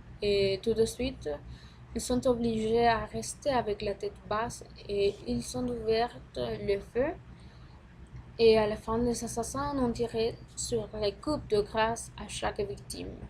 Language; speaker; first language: French; non-native, learner; Spanish